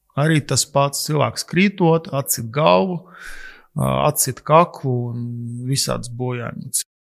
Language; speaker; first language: Latvian; native; Latvian